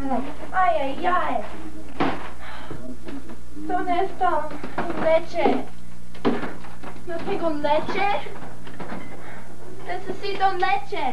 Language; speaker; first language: Spanish; non-native, learner; English